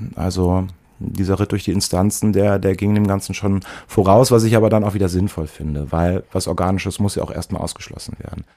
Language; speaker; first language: German; native; German